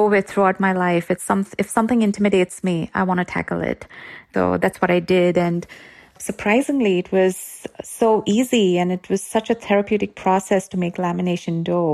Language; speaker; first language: English; non-native, local second language; Gujarati